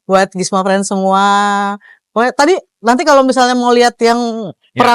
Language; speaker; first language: Indonesian; native; Indonesian